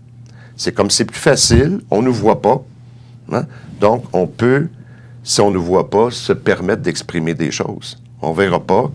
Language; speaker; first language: French; native; French